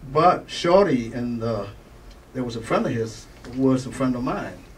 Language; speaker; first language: English; native; English